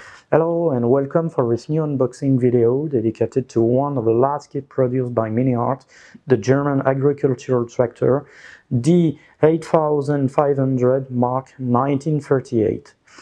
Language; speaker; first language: English; non-native, fluent; French